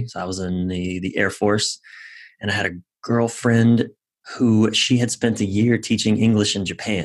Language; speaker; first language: English; native; English